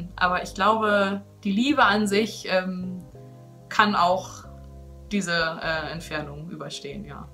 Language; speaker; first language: German; native; German